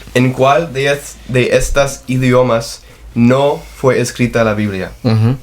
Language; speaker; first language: Spanish; non-native, fluent; English